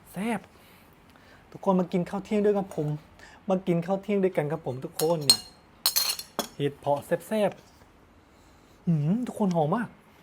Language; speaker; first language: Thai; non-native, local second language; Northern Khmer